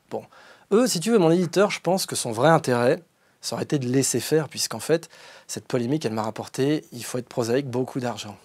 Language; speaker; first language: French; native; French